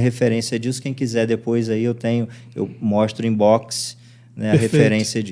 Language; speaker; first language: Portuguese; native; Portuguese